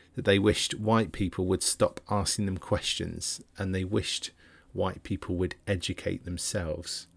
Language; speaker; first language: English; native; English